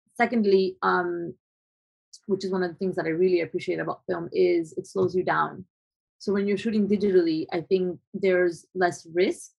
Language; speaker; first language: English; non-native, fluent; Spanish